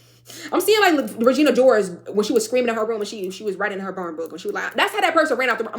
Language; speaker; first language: English; native; English